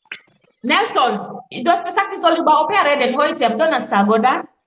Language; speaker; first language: German; non-native, learner; Swahili